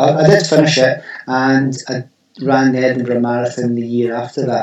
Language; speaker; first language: English; native; English